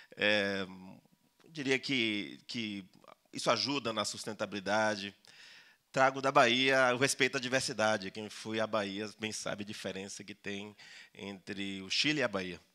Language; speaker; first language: Portuguese; early bilingual, other home language; Spanish